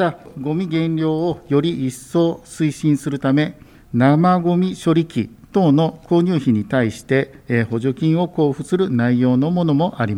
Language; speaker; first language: Japanese; native; Japanese